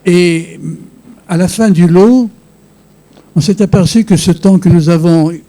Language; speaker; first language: French; non-native, local second language; Arabic